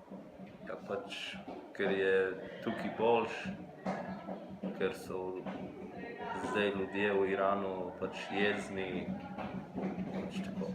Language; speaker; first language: Slovenian; early bilingual, other home language; Persian